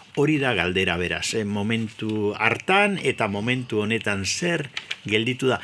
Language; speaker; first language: Basque; native; Basque